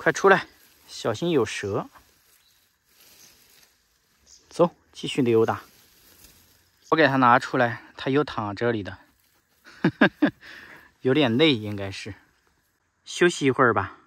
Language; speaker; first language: Chinese; native; Chinese